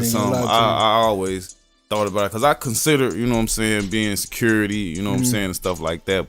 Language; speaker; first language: English; native; English